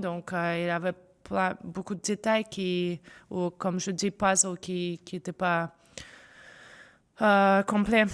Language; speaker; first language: French; non-native, fluent; Russian